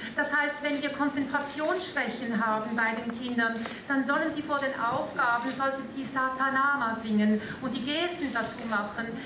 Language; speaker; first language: German; native; German